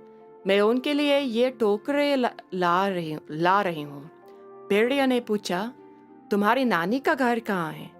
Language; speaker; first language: Hindi; non-native, learner; English